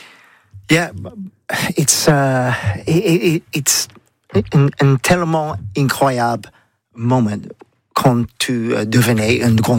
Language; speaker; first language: French; non-native, learner; English